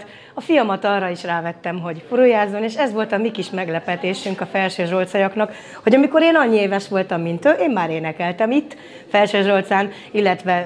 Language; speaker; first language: Hungarian; early bilingual, heritage; Bulgarian